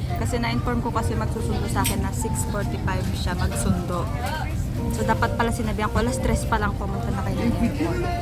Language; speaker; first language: Filipino; native; Filipino